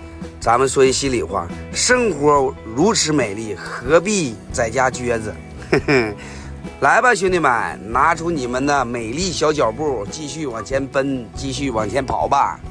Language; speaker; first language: Chinese; native; Chinese